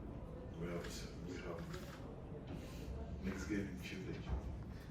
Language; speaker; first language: English; non-native, fluent; French